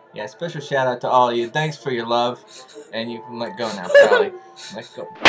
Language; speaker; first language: English; native; English